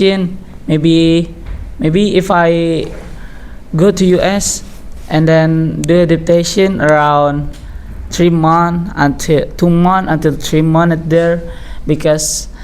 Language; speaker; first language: English; non-native, learner; Indonesian